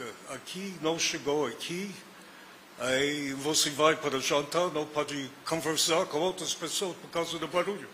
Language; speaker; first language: Portuguese; non-native, fluent; English